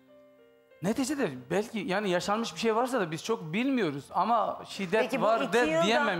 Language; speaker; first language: Turkish; native; Turkish